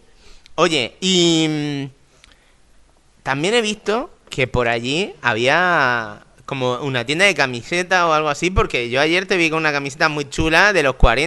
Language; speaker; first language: Spanish; native; Spanish